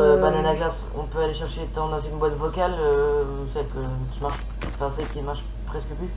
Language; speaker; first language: French; native; French